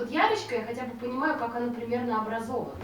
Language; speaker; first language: Russian; native; Russian